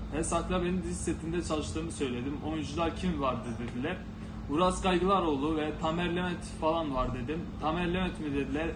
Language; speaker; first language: Turkish; non-native, local second language; Kurdish